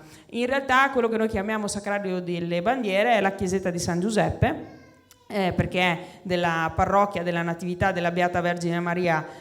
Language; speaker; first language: Italian; native; Italian